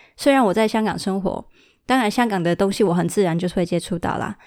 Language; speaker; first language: Chinese; early bilingual, heritage; Chinese